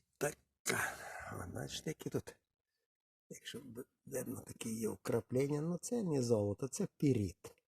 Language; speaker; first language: Ukrainian; non-native, local second language; Russian